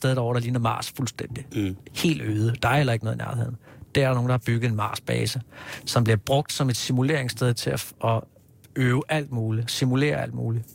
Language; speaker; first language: Danish; native; Danish